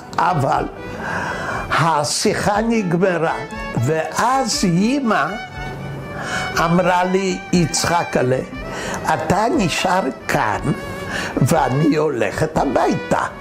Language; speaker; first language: Hebrew; non-native, fluent; Polish